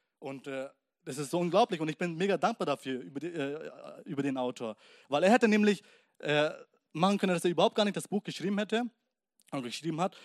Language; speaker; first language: German; early bilingual, other home language; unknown